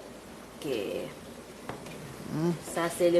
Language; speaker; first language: French; non-native, learner; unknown